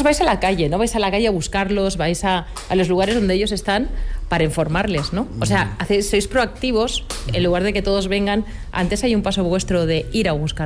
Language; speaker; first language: Spanish; native; Spanish